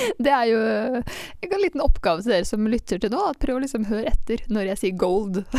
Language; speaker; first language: Norwegian; native; Norwegian